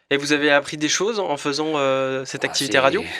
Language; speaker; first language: French; native; French